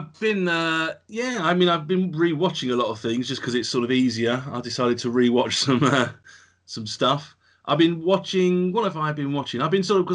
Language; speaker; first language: English; native; English